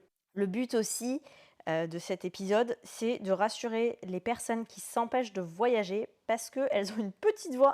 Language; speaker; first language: French; native; French